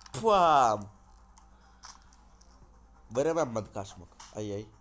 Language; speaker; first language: Turkish; non-native, learner; Russian